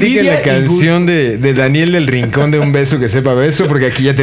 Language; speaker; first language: Spanish; native; Spanish